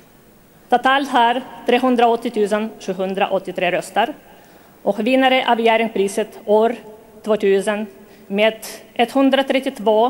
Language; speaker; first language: Swedish; non-native, fluent; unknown